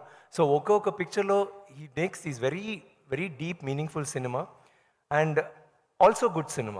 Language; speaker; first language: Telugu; non-native, learner; Tamil